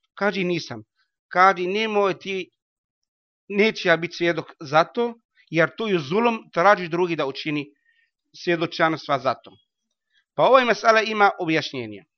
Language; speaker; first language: Bosnian; non-native, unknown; Arabic